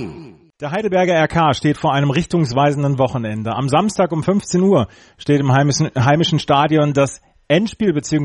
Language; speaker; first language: German; native; German